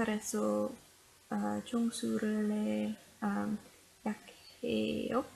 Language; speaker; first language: Korean; non-native, learner; English